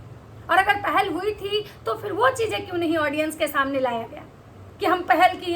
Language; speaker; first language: Hindi; native; Hindi